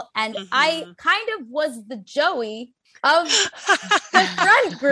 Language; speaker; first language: English; native; English